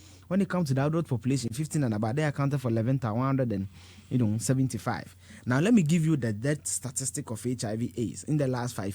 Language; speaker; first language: English; non-native, local second language; Akan